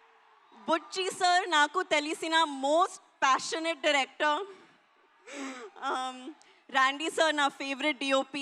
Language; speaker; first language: Telugu; non-native, local second language; Hindi